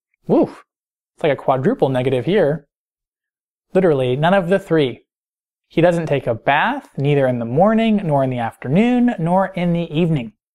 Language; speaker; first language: English; native; English